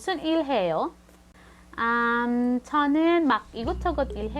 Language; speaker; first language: Korean; non-native, fluent; Filipino